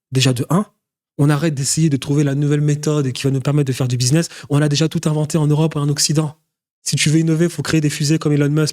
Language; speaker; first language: French; native; French